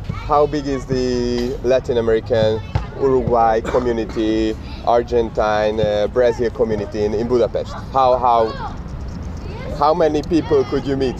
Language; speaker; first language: English; non-native, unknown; Hungarian